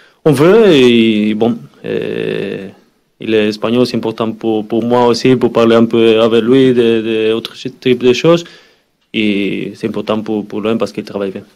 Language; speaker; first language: French; non-native, learner; Spanish